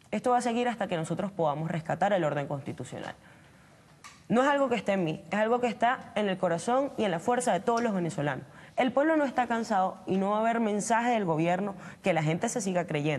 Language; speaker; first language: Spanish; native; Spanish